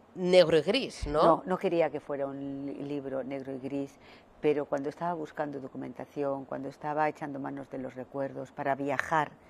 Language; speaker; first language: Spanish; native; Spanish